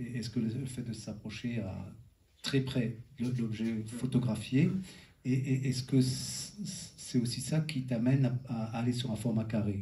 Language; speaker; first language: French; native; French